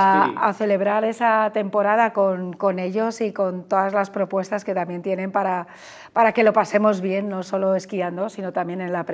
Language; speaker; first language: Spanish; native; Spanish